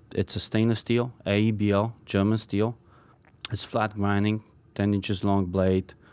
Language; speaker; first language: English; non-native, fluent; Polish